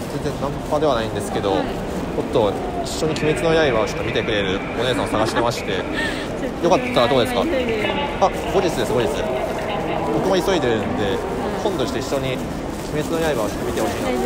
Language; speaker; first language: Japanese; native; Japanese